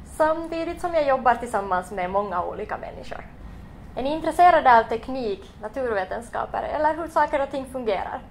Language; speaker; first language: Swedish; native; Swedish